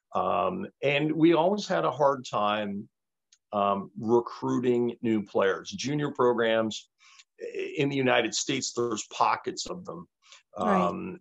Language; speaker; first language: English; native; English